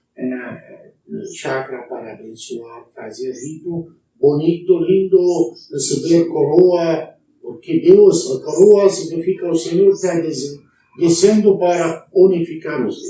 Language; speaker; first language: Portuguese; non-native, learner; Arabic